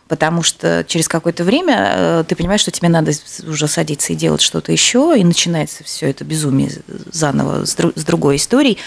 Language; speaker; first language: Russian; native; Russian